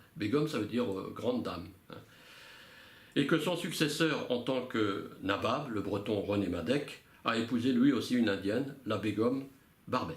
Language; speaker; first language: French; native; French